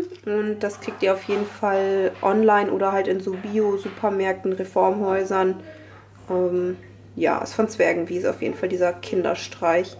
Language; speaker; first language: German; native; German